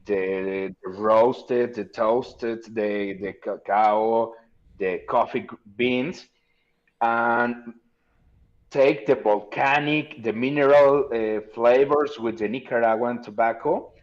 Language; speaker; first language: English; non-native, learner; Spanish